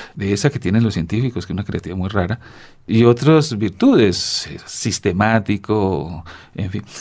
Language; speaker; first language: Spanish; native; Spanish